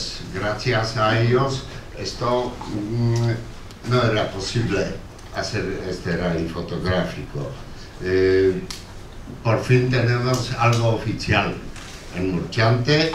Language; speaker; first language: Spanish; non-native, learner; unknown